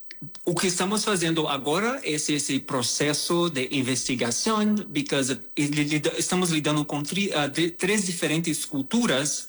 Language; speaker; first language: Portuguese; non-native, learner; Spanish